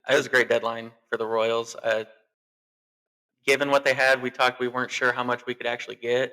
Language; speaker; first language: English; native; English